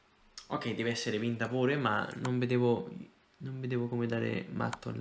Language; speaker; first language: Italian; non-native, fluent; Spanish